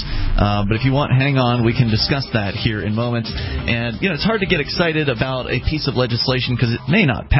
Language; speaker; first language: English; native; English